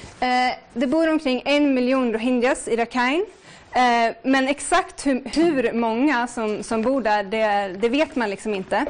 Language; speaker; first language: Swedish; native; Swedish